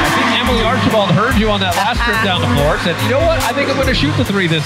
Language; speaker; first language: English; native; English